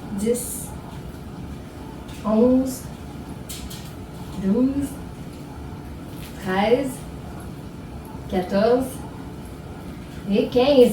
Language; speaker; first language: French; native; French